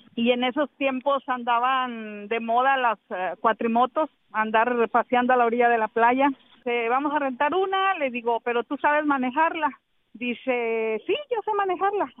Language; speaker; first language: Spanish; native; Spanish